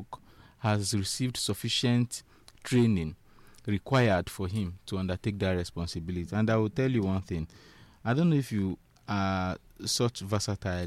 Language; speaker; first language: English; non-native, local second language; Igbo